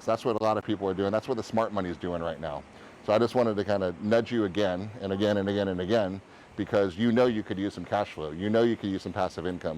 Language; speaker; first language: English; native; English